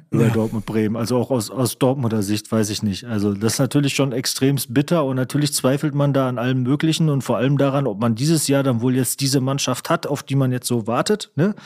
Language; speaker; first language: German; native; German